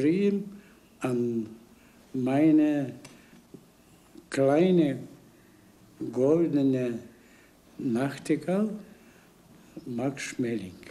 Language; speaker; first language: German; non-native, learner; Bulgarian